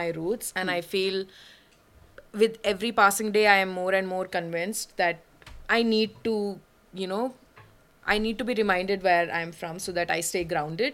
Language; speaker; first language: English; non-native, local second language; Malayalam